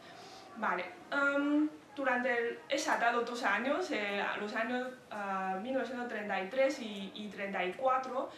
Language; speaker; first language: Spanish; non-native, fluent; Chinese